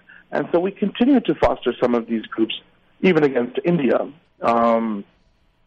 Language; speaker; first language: English; non-native, local second language; Urdu